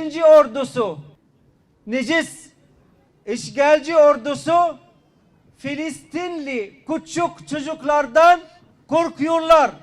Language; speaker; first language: Turkish; non-native, fluent; Arabic